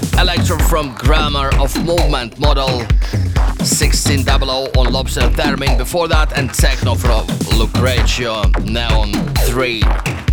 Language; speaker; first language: English; non-native, fluent; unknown